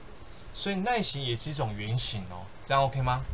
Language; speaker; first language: Chinese; native; Chinese